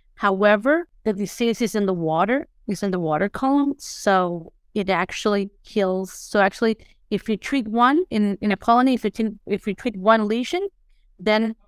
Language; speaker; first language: English; non-native, fluent; Spanish